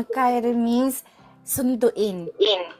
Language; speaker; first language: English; non-native, local second language; Filipino